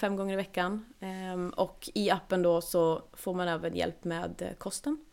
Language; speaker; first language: Swedish; native; Swedish